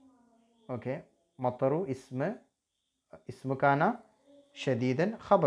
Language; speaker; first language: Arabic; non-native, fluent; Malayalam